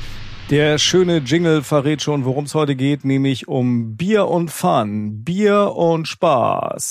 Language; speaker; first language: German; native; German